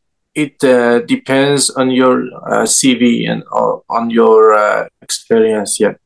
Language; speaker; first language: English; non-native, learner; Persian